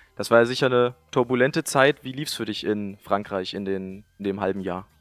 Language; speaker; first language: German; native; German